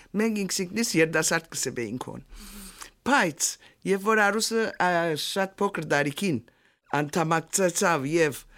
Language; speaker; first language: Armenian; early bilingual, heritage; Armenian